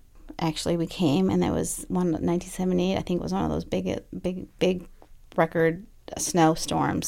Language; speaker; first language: English; early bilingual, other home language; Spanish